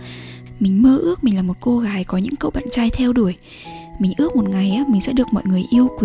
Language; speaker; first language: Vietnamese; native; Vietnamese